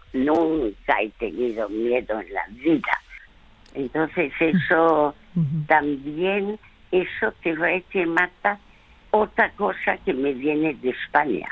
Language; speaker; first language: Spanish; early bilingual, other home language; French